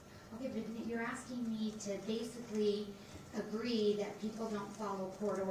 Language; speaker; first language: English; native; English